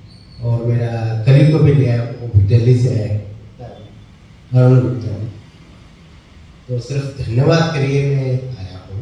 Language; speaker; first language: Hindi; non-native, local second language; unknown